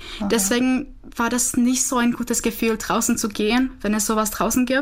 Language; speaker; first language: German; non-native, fluent; Czech